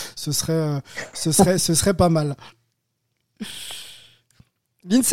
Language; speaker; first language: French; native; French